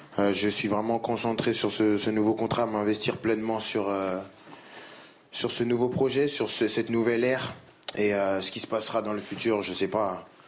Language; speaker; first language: French; native; French